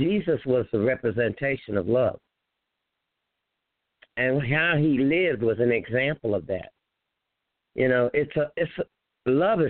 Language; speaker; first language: English; native; English